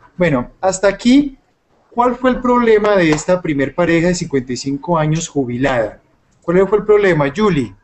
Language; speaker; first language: Spanish; native; Spanish